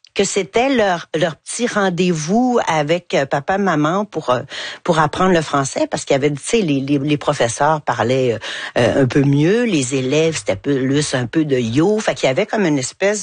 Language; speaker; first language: French; native; French